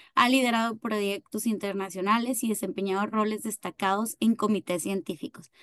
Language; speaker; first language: Spanish; native; Spanish